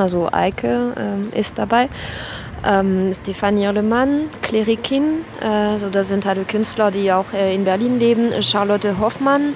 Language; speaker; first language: German; non-native, fluent; French